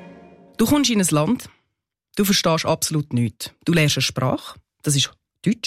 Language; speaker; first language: German; native; German